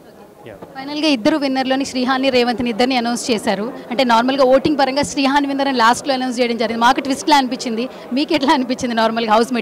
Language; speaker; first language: Telugu; native; Telugu